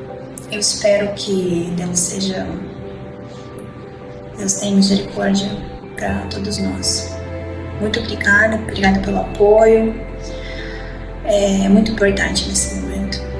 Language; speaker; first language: Portuguese; non-native, fluent; Ukrainian